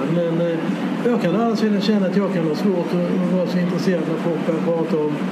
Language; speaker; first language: Swedish; native; Swedish